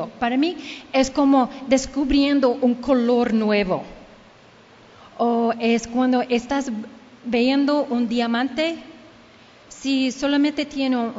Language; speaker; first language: Spanish; early bilingual, heritage; Spanish